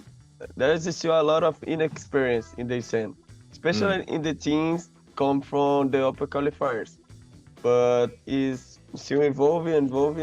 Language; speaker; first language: English; non-native, learner; Portuguese